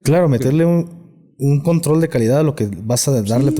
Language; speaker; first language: Spanish; native; Spanish